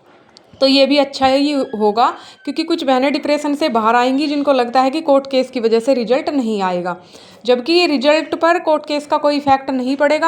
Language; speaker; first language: Hindi; native; Hindi